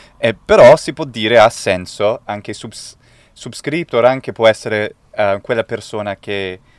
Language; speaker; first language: Italian; non-native, fluent; English